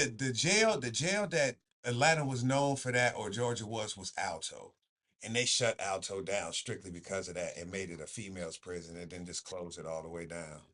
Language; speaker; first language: English; native; English